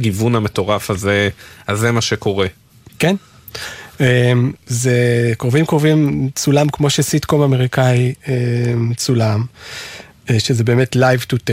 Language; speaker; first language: Hebrew; native; Hebrew